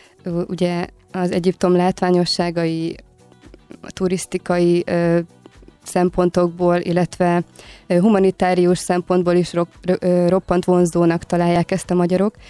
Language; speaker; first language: Hungarian; native; Hungarian